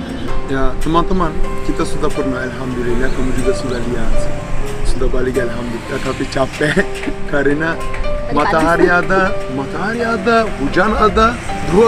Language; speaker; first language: Indonesian; non-native, learner; Turkish